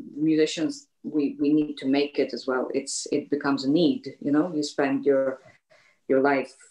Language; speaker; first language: English; native; English